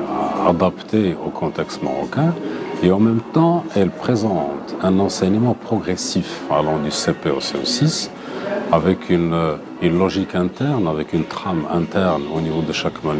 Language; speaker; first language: French; non-native, local second language; Arabic